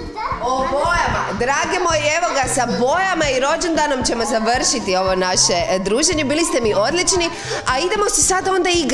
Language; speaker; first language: Croatian; native; Croatian